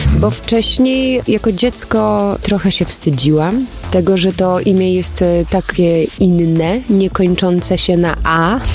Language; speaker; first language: Polish; early bilingual, other home language; German